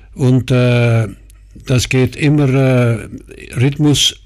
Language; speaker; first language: German; non-native, fluent; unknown